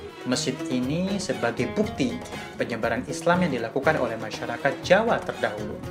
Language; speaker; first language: Indonesian; native; Indonesian